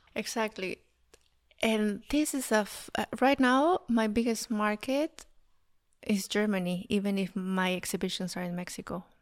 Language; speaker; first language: English; non-native, fluent; Spanish